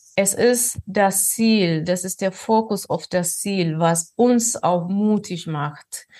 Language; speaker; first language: German; non-native, fluent; Amharic